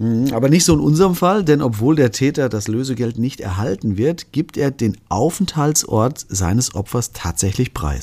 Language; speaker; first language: German; native; German